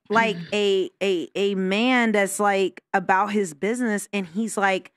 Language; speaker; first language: English; native; English